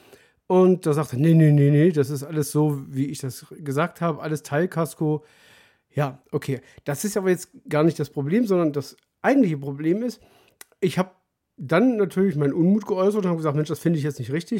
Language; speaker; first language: German; native; German